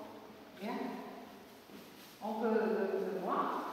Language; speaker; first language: French; non-native, learner; Dutch